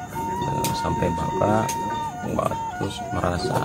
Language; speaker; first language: Indonesian; native; Indonesian